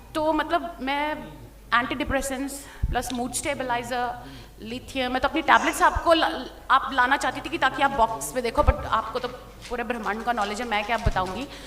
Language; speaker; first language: Hindi; native; Hindi